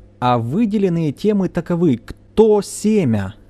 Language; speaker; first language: Russian; native; Russian